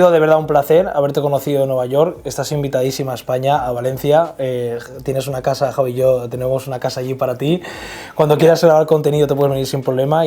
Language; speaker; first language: Spanish; native; Spanish